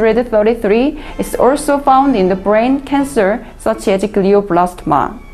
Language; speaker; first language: English; non-native, learner; Korean